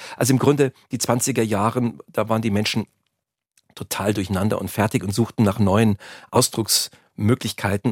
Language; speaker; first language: German; native; German